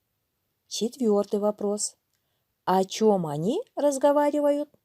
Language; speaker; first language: Russian; non-native, local second language; Kyrgyz